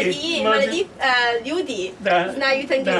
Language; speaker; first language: Russian; non-native, learner; Italian